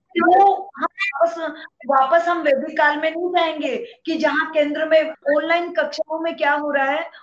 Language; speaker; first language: Hindi; native; Hindi